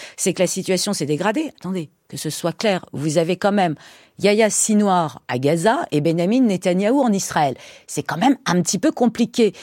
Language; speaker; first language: French; early bilingual, other home language; Persian